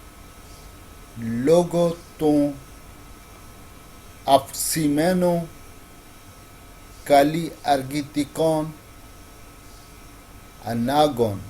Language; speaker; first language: Greek; non-native, learner; Urdu